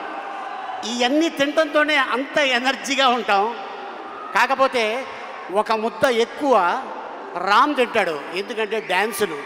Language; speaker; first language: Telugu; native; Telugu